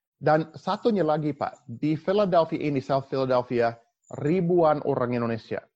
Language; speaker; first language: Indonesian; non-native, fluent; English